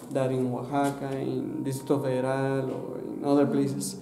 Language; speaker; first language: English; non-native, fluent; Spanish